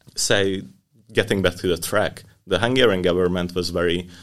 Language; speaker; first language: English; non-native, fluent; Hungarian